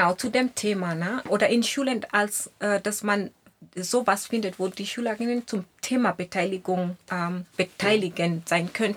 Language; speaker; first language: German; non-native, fluent; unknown